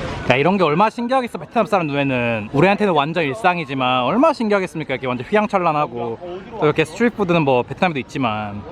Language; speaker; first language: Korean; native; Korean